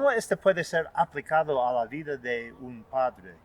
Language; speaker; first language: Spanish; non-native, fluent; English